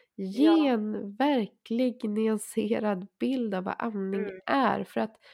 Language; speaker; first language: Swedish; native; Swedish